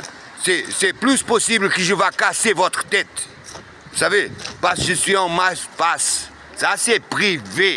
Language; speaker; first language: French; non-native, learner; Portuguese